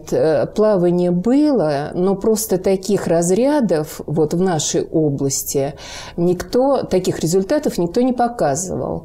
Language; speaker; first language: Russian; native; Russian